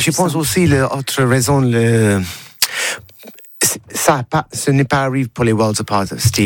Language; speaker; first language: French; non-native, learner; English